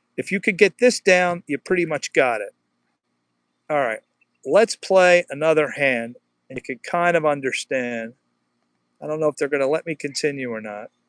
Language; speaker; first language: English; native; English